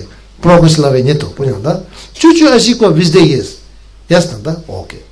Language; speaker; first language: Russian; non-native, learner; Tibetan